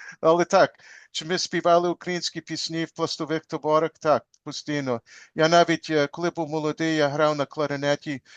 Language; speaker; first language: Ukrainian; early bilingual, heritage; Ukrainian